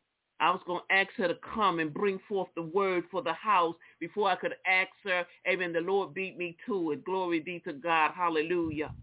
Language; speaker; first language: English; native; English